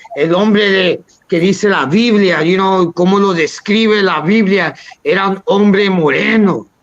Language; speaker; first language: Spanish; early bilingual, heritage; Spanish